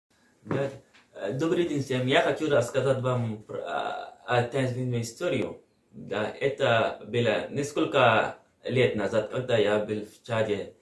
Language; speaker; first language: Russian; non-native, learner; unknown